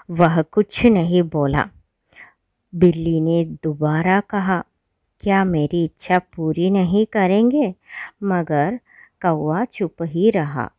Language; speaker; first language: Hindi; non-native, local second language; Malayalam